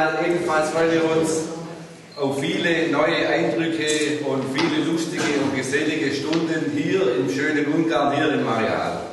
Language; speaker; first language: German; native; German